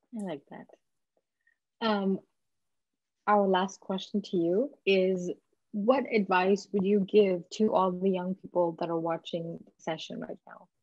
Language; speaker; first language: English; native; English